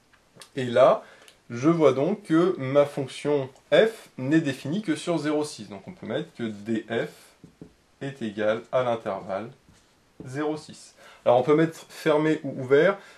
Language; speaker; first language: French; native; French